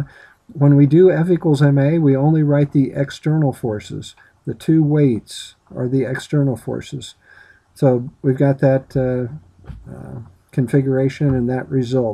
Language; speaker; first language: English; native; English